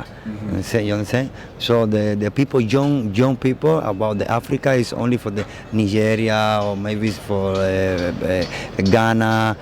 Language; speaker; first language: English; non-native, learner; Spanish